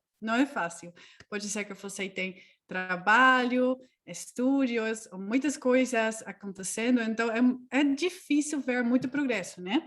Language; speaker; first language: Portuguese; non-native, fluent; Dutch